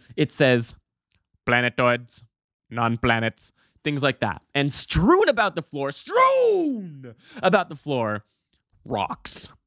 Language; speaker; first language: English; native; English